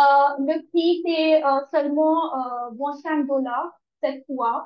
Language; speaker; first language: French; non-native, learner; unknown